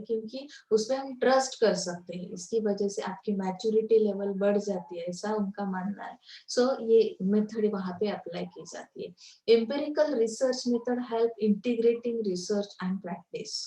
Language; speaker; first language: Hindi; non-native, local second language; Marathi